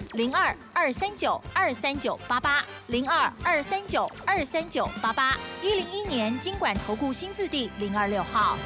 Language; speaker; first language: Chinese; native; Chinese